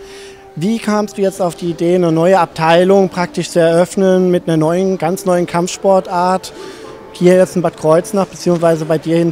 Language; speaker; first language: German; native; German